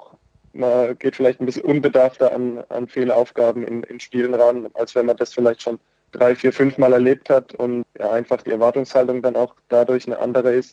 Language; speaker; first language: German; native; German